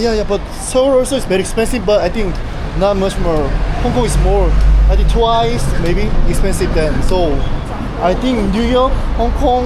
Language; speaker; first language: English; non-native, learner; Korean